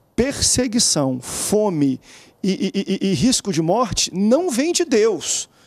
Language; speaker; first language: Portuguese; native; Portuguese